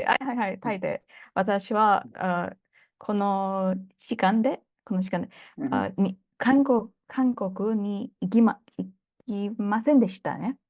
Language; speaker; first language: Japanese; non-native, learner; Thai